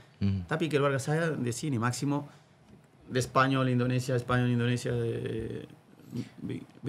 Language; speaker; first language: Indonesian; non-native, learner; Spanish